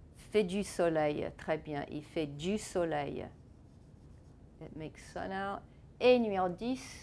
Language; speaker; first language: French; non-native, fluent; English